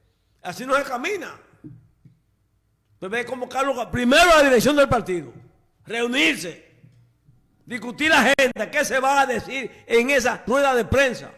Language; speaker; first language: Spanish; native; Spanish